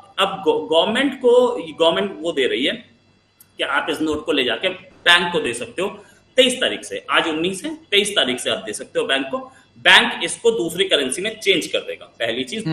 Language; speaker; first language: Hindi; native; Hindi